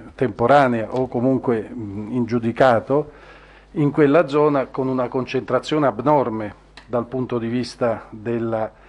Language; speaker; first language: Italian; native; Italian